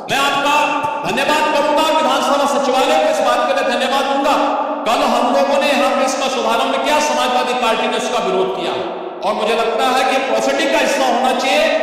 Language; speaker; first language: Hindi; native; Hindi